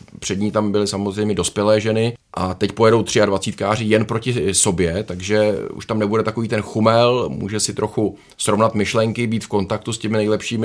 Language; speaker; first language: Czech; native; Czech